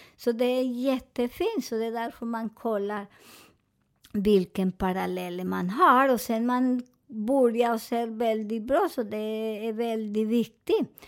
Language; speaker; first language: Swedish; non-native, fluent; Spanish